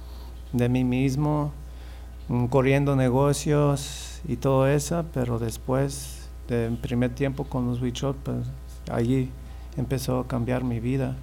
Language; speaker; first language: Spanish; early bilingual, heritage; English